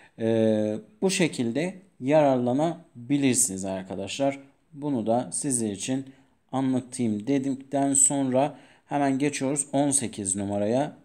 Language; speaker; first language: Turkish; non-native, fluent; Persian